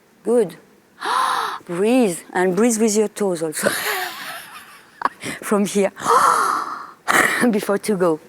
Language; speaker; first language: English; non-native, fluent; French